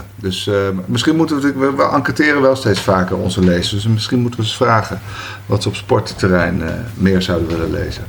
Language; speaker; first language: Dutch; native; Dutch